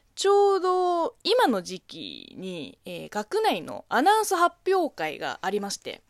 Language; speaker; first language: Japanese; non-native, fluent; Chinese